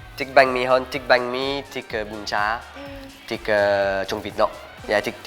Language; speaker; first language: Vietnamese; non-native, learner; French